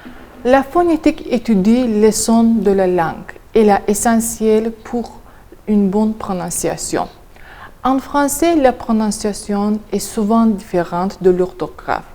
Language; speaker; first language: French; non-native, fluent; Azerbaijani